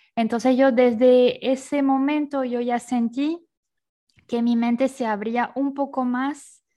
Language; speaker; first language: Spanish; non-native, fluent; French